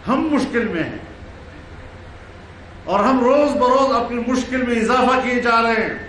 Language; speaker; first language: Urdu; non-native, local second language; Pashto